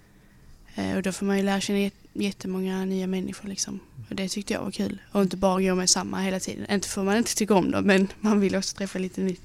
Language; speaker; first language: Swedish; native; Swedish